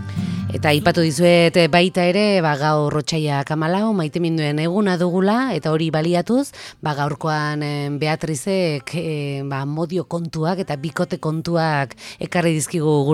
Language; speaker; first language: Basque; native; Basque